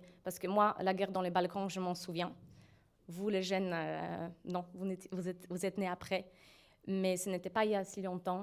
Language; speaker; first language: French; non-native, fluent; Polish